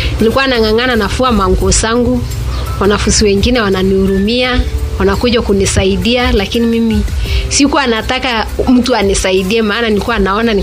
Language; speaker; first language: Swahili; non-native, local second language; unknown